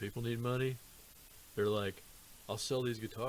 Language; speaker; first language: English; native; English